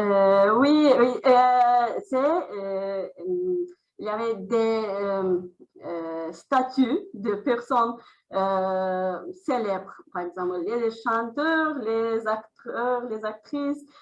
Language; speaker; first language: French; non-native, learner; Azerbaijani